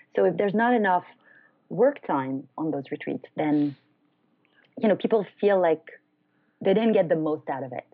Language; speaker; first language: English; non-native, fluent; French